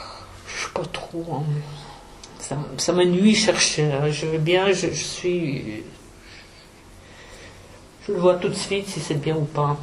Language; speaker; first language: French; non-native, fluent; Czech